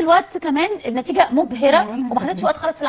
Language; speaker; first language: Arabic; native; Arabic